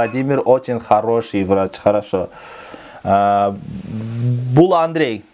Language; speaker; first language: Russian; non-native, local second language; Kyrgyz